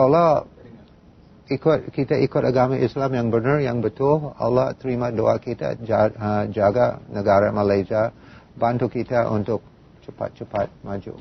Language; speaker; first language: Indonesian; non-native, fluent; English